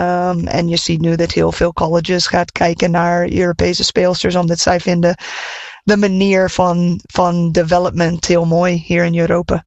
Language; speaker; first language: Dutch; non-native, fluent; English